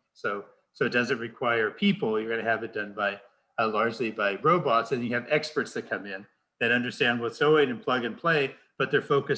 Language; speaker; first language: English; native; English